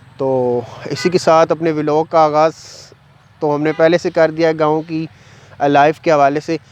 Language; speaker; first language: Urdu; non-native, local second language; Punjabi